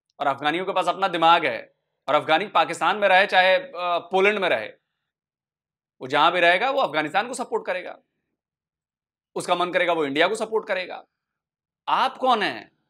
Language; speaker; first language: Hindi; native; Hindi